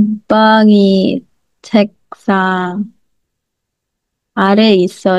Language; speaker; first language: Korean; non-native, learner; Filipino